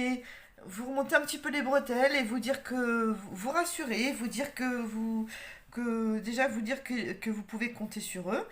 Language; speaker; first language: French; native; French